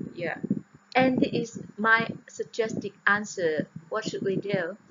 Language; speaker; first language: English; non-native, fluent; Vietnamese